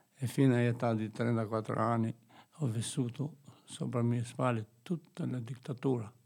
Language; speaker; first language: Italian; non-native, fluent; Albanian